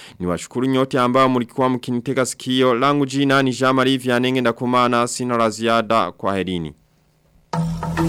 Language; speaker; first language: Swahili; non-native, local second language; Rundi